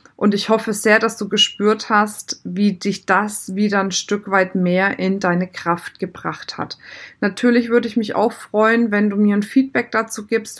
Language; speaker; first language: German; native; German